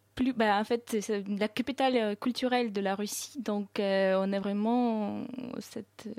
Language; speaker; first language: French; non-native, fluent; Russian